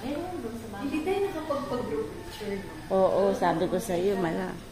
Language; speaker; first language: Filipino; native; Filipino